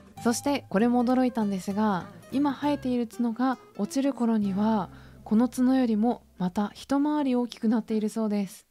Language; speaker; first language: Japanese; native; Japanese